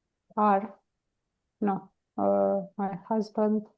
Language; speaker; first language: English; non-native, learner; Romanian